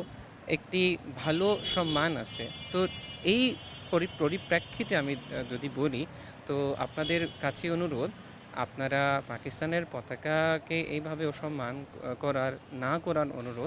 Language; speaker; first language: Bangla; non-native, fluent; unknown